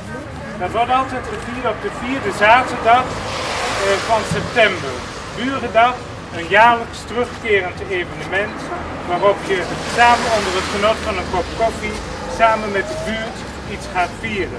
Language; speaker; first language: Dutch; native; Dutch